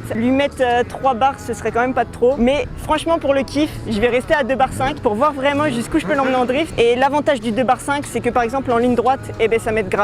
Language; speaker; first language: French; native; French